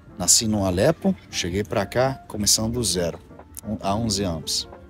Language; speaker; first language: Portuguese; non-native, learner; Armenian